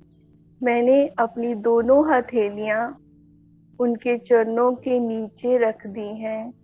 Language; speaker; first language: Hindi; native; Hindi